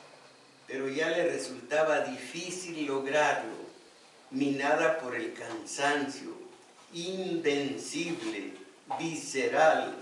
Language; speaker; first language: Spanish; native; Spanish